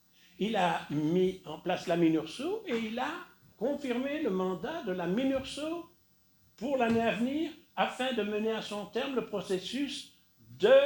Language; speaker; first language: French; native; French